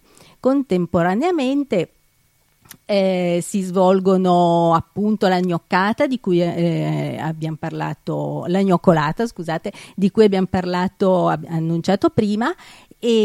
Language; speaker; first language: Italian; native; Italian